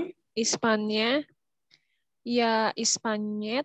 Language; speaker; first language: Russian; non-native, learner; Indonesian